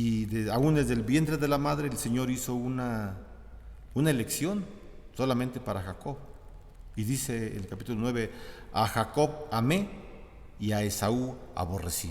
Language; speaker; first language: Spanish; native; Spanish